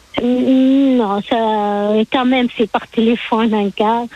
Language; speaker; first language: French; non-native, learner; Arabic